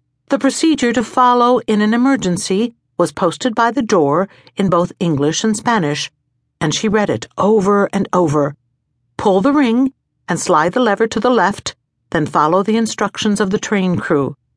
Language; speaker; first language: English; native; English